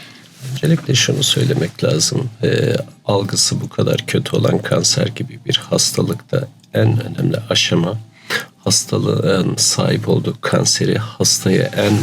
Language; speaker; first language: Turkish; native; Turkish